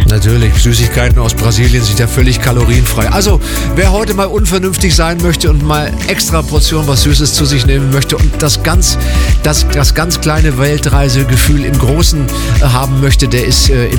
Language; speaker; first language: German; native; German